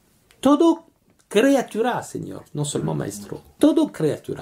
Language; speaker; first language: Spanish; non-native, learner; French